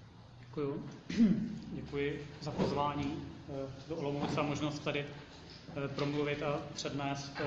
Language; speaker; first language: Czech; native; Czech